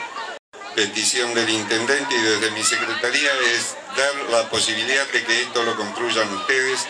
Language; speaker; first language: Spanish; native; Spanish